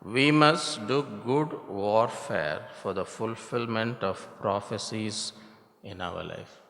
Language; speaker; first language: English; non-native, local second language; Tamil